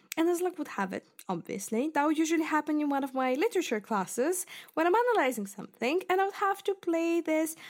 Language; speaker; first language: English; non-native, fluent; Bulgarian